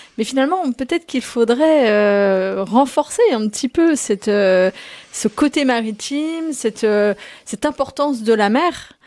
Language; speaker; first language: French; native; French